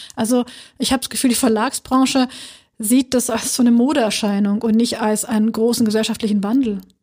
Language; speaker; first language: German; early bilingual, other home language; Turkish